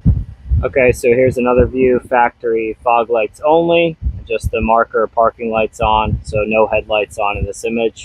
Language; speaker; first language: English; native; English